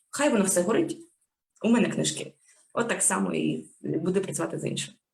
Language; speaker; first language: Ukrainian; native; Ukrainian